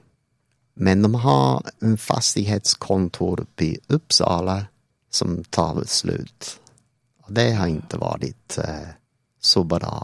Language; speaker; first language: Swedish; non-native, fluent; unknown